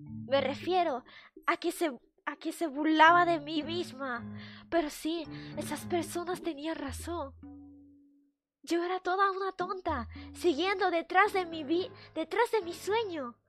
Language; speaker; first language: Spanish; non-native, fluent; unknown